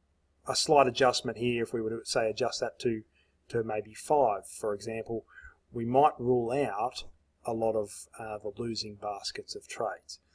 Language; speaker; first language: English; native; English